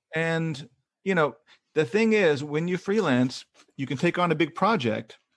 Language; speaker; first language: English; native; English